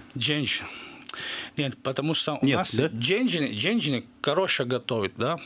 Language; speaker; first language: Russian; non-native, fluent; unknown